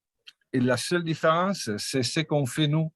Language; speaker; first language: French; non-native, fluent; Portuguese